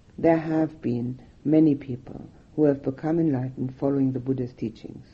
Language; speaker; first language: English; non-native, fluent; German